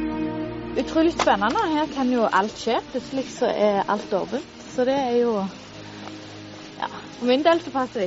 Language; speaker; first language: Norwegian; native; Norwegian